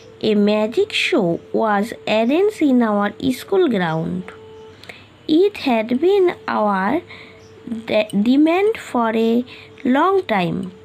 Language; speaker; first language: English; non-native, local second language; Bangla